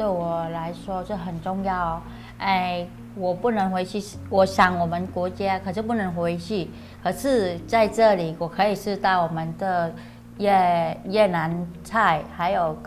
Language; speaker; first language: Chinese; non-native, learner; Vietnamese